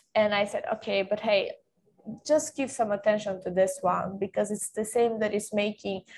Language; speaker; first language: English; non-native, fluent; Swedish